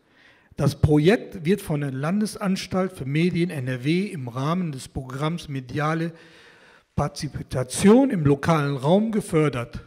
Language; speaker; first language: German; non-native, fluent; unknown